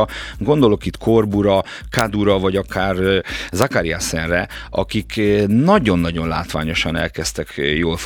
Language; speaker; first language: Hungarian; native; Hungarian